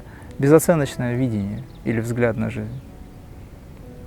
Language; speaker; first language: Russian; native; Russian